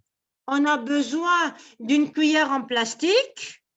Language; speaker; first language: French; non-native, local second language; Arabic